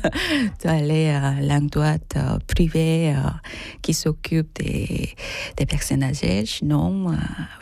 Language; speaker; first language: French; non-native, fluent; Korean